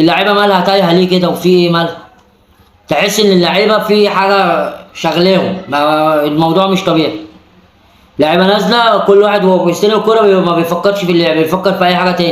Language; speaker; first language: Arabic; native; Arabic